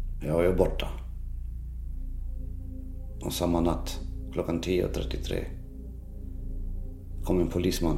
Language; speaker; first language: Swedish; early bilingual, other home language; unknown